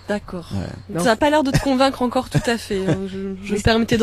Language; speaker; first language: French; native; French